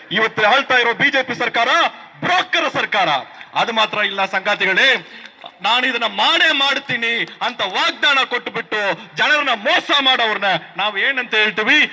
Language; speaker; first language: Kannada; non-native, local second language; Tamil